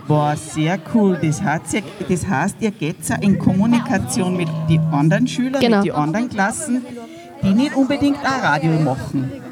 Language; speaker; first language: German; native; German